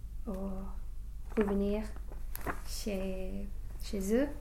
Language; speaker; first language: French; non-native, learner; English